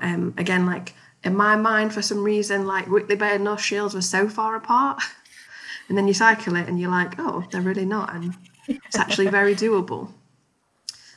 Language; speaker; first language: English; native; English